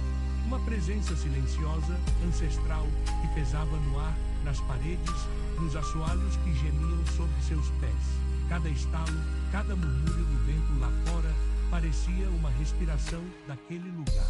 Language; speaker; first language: Portuguese; native; Portuguese